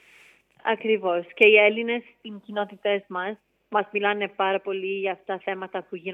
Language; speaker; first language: Greek; early bilingual, heritage; English